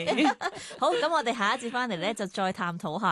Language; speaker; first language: Cantonese; native; Cantonese